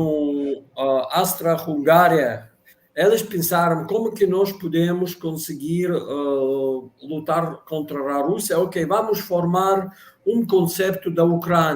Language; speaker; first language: Portuguese; non-native, fluent; Russian